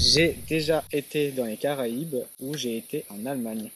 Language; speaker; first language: French; native; French